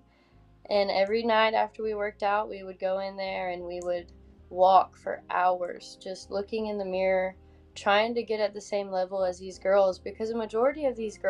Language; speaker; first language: English; native; English